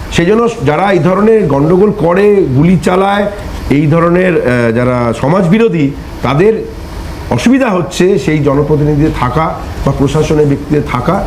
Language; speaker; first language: Bangla; native; Bangla